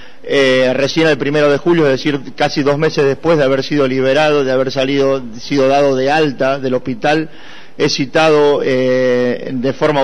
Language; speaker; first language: Spanish; native; Spanish